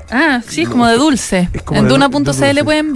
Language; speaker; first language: Spanish; native; Spanish